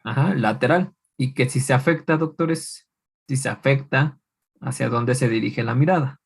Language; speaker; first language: Spanish; native; Spanish